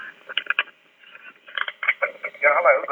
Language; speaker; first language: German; non-native, learner; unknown